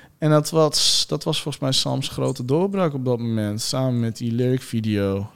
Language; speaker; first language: Dutch; early bilingual, other home language; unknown